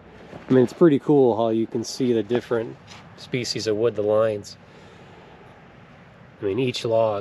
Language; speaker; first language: English; native; English